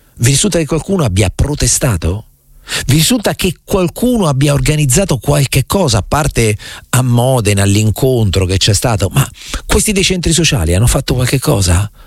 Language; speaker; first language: Italian; native; Italian